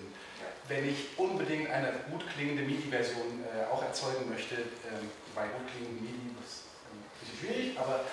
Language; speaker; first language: German; native; German